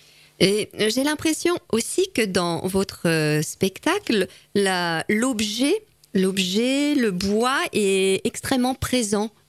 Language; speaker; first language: French; native; French